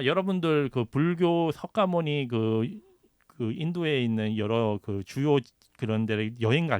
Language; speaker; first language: Korean; native; Korean